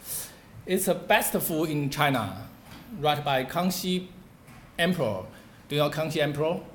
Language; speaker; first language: English; non-native, learner; Chinese